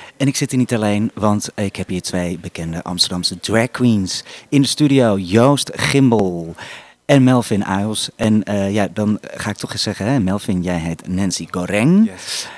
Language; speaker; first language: Dutch; native; Dutch